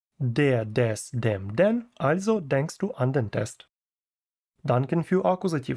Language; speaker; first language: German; non-native, fluent; Ukrainian